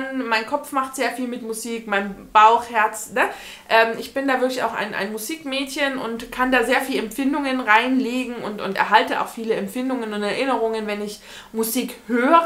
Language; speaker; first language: German; native; German